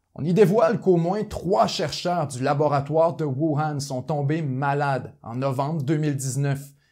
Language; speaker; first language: French; native; French